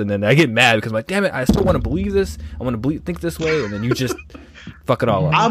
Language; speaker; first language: English; native; English